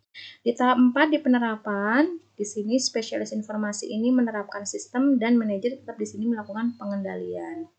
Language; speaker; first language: Indonesian; native; Indonesian